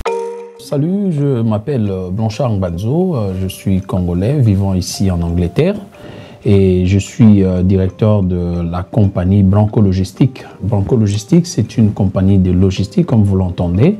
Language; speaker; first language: French; non-native, local second language; Lingala